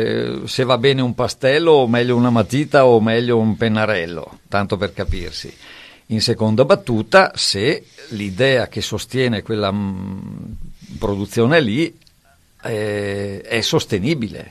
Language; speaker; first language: Italian; native; Italian